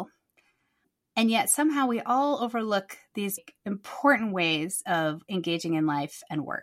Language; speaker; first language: English; native; English